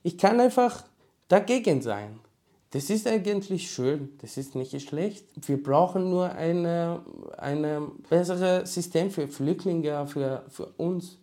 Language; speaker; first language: German; non-native, learner; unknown